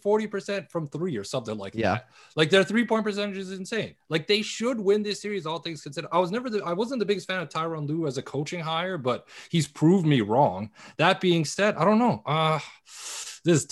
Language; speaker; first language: English; native; English